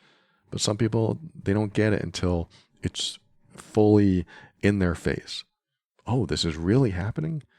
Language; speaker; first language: English; native; English